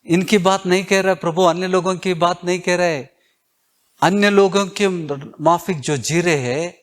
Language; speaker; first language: Hindi; non-native, local second language; Kannada